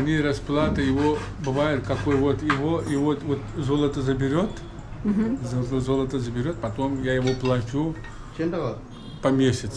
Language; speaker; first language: Russian; non-native, learner; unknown